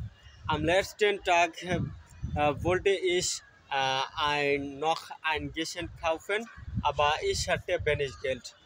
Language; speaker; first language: German; non-native, learner; Bangla